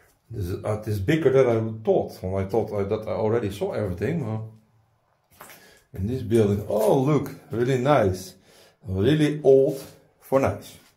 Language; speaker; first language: English; non-native, learner; Dutch